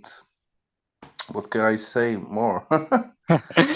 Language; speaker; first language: English; non-native, learner; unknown